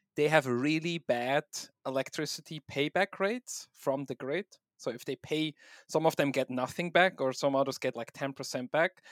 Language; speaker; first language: English; non-native, fluent; German